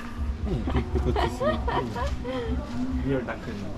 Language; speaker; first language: English; non-native, learner; Korean